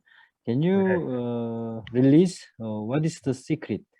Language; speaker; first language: English; non-native, fluent; Korean